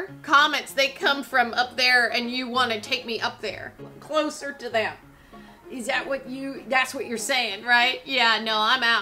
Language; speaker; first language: English; native; English